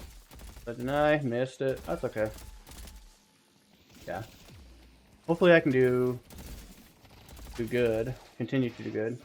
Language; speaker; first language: English; native; English